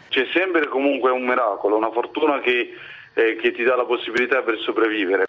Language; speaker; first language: Italian; non-native, fluent; Somali